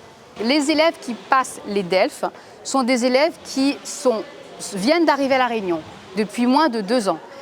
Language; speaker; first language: French; native; French